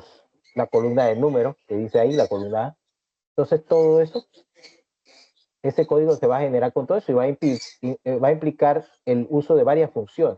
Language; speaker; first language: Spanish; native; Spanish